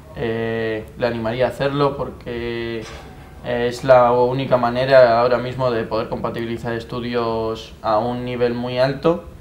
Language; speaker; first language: Spanish; native; Spanish